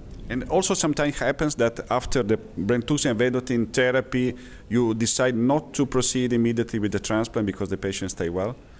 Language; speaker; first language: English; non-native, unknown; Italian